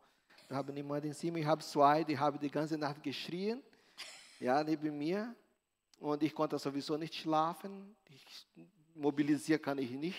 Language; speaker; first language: German; non-native, learner; Portuguese